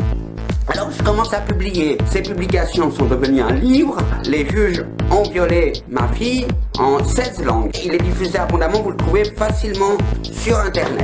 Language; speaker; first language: French; native; French